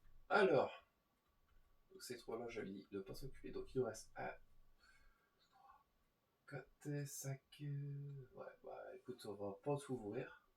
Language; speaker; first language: French; native; French